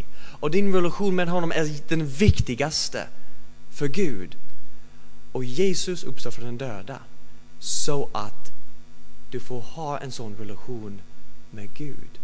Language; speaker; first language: Swedish; non-native, fluent; English